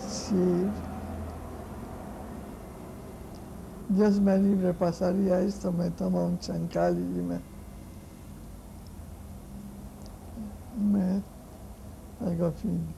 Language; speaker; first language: Spanish; non-native, fluent; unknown